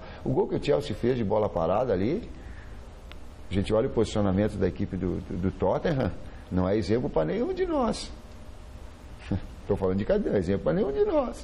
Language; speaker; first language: Portuguese; native; Portuguese